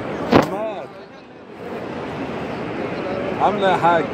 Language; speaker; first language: Arabic; native; Arabic